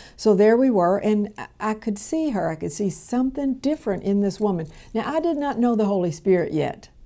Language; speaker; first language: English; native; English